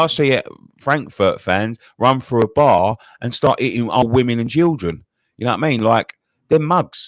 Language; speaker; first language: English; native; English